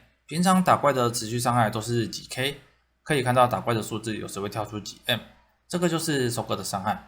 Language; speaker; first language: Chinese; native; Chinese